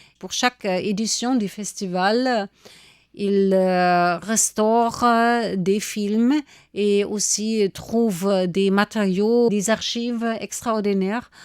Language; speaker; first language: French; non-native, fluent; German